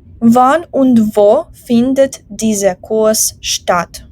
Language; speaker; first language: German; non-native, fluent; Ukrainian